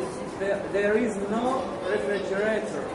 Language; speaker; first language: English; non-native, learner; Arabic